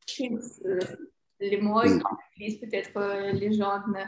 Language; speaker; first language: French; non-native, learner; Ukrainian